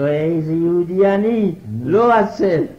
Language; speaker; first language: Hebrew; non-native, fluent; Yiddish